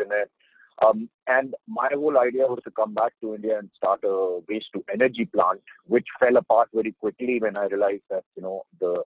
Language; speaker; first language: English; non-native, local second language; Hindi